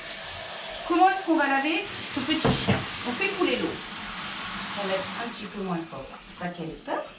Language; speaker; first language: French; native; French